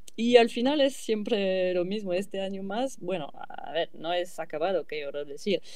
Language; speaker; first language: Spanish; non-native, fluent; French